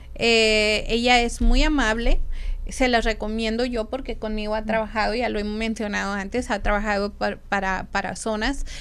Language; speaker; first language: Spanish; native; Spanish